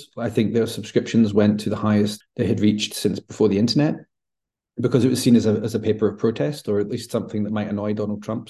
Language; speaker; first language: English; native; English